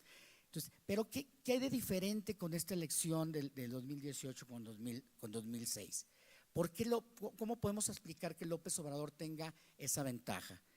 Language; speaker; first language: Spanish; native; Spanish